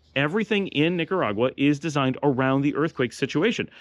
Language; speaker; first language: English; native; English